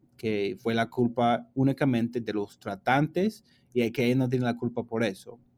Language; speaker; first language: Spanish; non-native, fluent; English